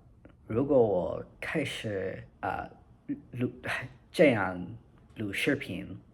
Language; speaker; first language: Chinese; non-native, learner; English